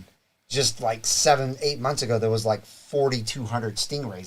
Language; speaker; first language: English; native; English